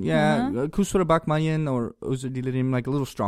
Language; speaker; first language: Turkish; non-native, learner; English